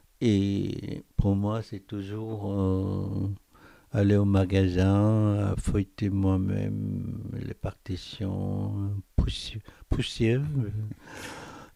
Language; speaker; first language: French; non-native, fluent; Korean